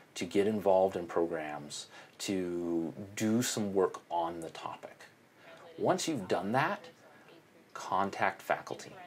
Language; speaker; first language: English; native; English